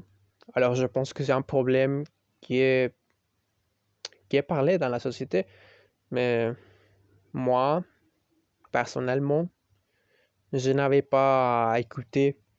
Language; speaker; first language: French; non-native, learner; Spanish